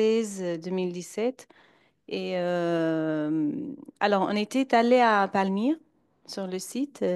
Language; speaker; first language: French; non-native, fluent; Arabic